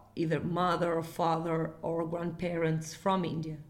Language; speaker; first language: English; non-native, fluent; Portuguese